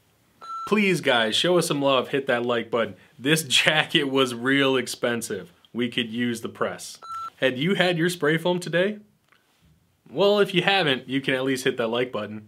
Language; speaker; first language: English; native; English